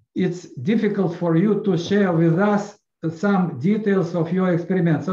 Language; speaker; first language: English; non-native, learner; Russian